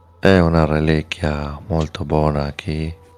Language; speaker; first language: Italian; non-native, learner; Spanish